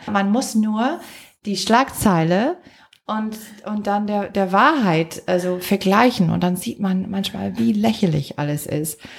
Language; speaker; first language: German; non-native, fluent; English